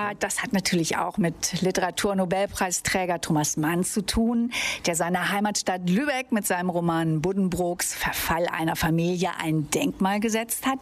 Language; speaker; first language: German; native; German